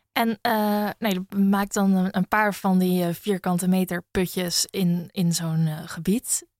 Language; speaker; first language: Dutch; native; Dutch